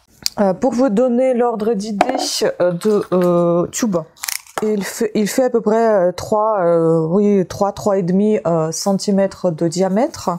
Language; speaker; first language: French; native; French